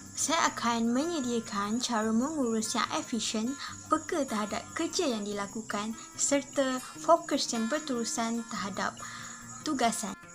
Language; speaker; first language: Malay; native; Malay